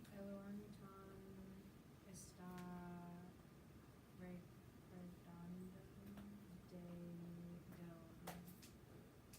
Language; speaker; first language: Spanish; non-native, learner; English